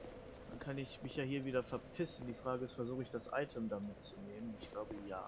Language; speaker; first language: German; native; German